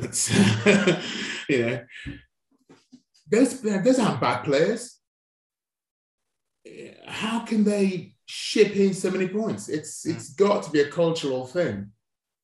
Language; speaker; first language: English; non-native, local second language; Yoruba